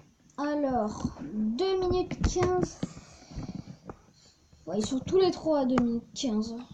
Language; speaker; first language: French; native; French